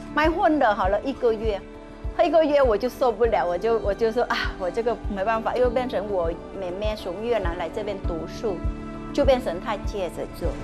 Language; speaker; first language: Chinese; non-native, fluent; Vietnamese